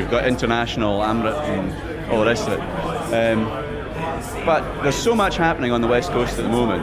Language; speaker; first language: English; native; English